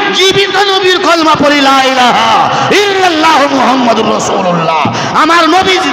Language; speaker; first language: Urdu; non-native, local second language; Bangla